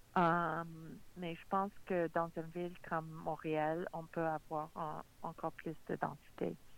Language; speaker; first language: French; non-native, local second language; English